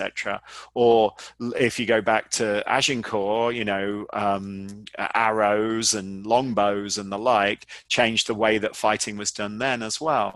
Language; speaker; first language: English; native; English